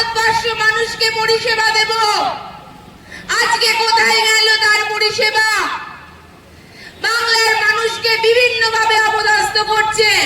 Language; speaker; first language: Bangla; native; Bangla